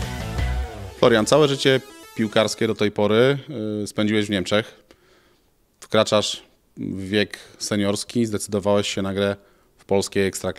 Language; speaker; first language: Polish; native; Polish